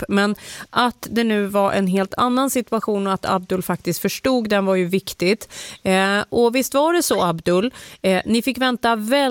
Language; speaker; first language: Swedish; native; Swedish